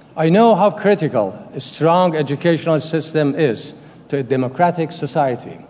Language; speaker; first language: English; non-native, fluent; Persian